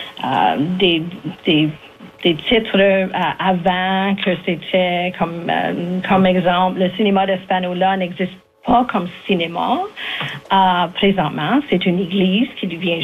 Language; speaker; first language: French; native; French